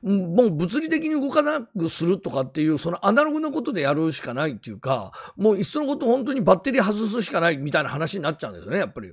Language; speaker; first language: Japanese; native; Japanese